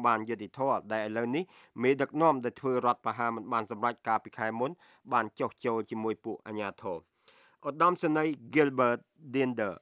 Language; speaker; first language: Khmer; native; Khmer